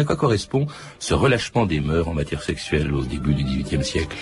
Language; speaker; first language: French; native; French